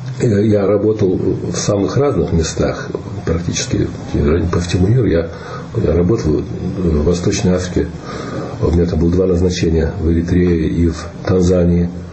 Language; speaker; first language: Russian; native; Russian